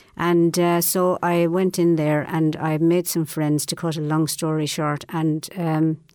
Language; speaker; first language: English; native; English